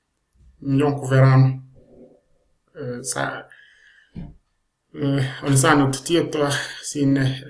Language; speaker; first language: Finnish; non-native, learner; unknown